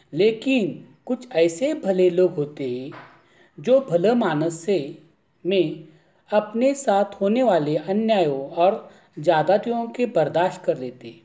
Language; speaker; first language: Hindi; non-native, local second language; Marathi